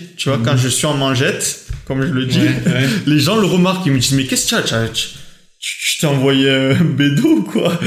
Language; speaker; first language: French; native; French